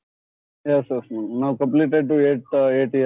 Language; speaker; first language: English; non-native, learner; Kannada